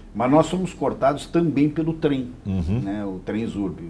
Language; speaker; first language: Portuguese; native; Portuguese